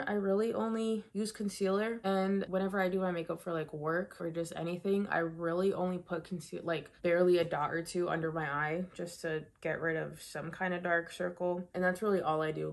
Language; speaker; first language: English; native; English